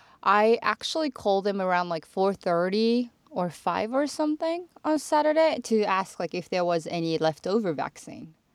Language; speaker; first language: English; non-native, fluent; Japanese